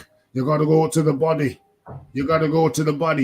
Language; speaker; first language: English; native; English